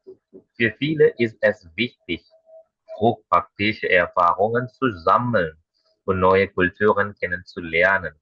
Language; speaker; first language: German; non-native, fluent; Indonesian